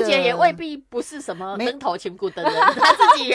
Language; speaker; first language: Chinese; native; Chinese